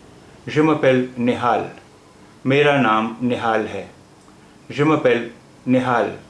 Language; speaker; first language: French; non-native, fluent; Hindi